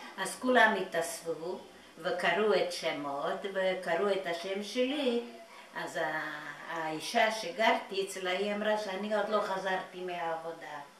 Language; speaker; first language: Hebrew; non-native, fluent; Yiddish